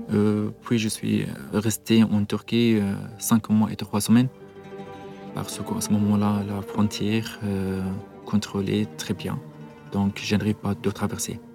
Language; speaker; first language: French; non-native, learner; Arabic